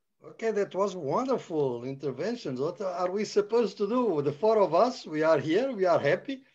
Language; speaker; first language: English; non-native, fluent; Portuguese